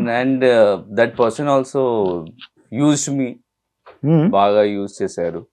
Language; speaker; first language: Telugu; non-native, learner; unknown